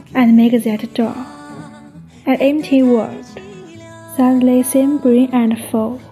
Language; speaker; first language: English; non-native, learner; Chinese